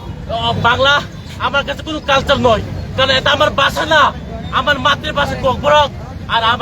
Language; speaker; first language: Bangla; non-native, local second language; Kok Borok